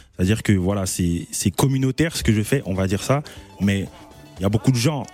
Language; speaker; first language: French; native; French